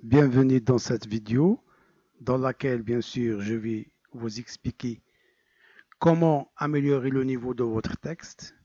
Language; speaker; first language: French; non-native, local second language; Arabic